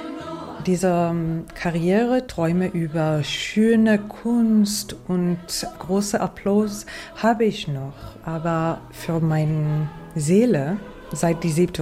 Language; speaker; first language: German; non-native, fluent; English